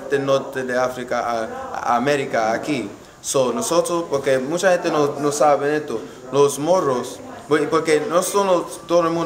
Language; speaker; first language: Spanish; non-native, learner; English